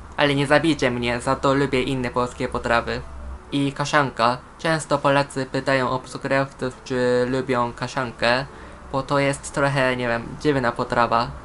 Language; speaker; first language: Polish; non-native, fluent; Japanese